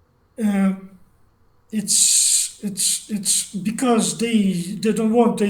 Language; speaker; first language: English; non-native, learner; Russian